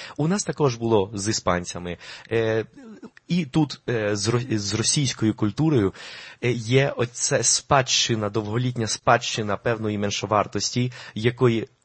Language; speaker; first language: Ukrainian; non-native, fluent; Spanish